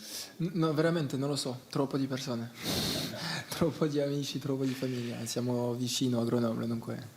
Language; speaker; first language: Italian; early bilingual, heritage; French